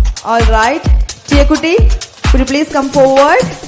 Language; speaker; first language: English; non-native, local second language; Malayalam